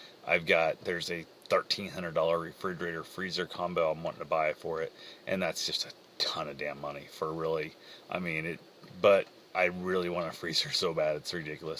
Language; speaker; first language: English; native; English